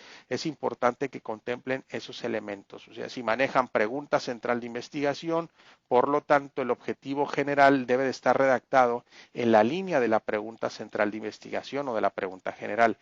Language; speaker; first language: Spanish; native; Spanish